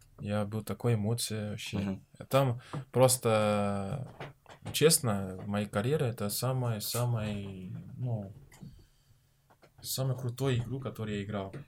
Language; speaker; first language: Russian; non-native, learner; Portuguese